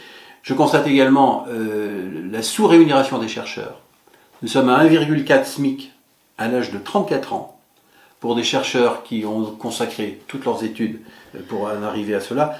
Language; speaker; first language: French; native; French